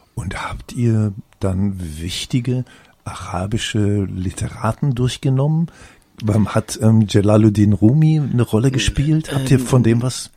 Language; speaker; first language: German; native; German